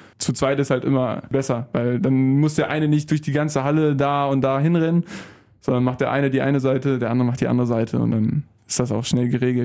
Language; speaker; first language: German; native; German